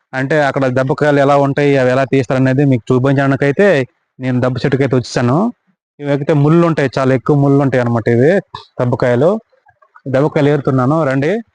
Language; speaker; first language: Telugu; non-native, local second language; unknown